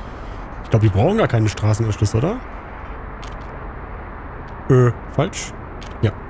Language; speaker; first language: German; native; German